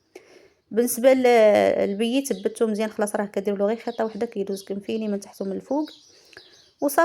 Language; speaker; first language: Arabic; native; Arabic